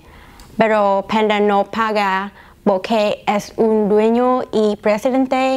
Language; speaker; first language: Spanish; non-native, learner; English